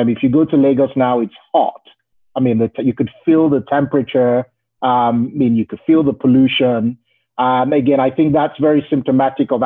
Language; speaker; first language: English; non-native, local second language; Yoruba